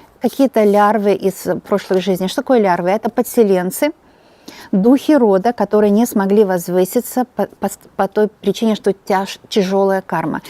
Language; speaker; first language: Russian; native; Russian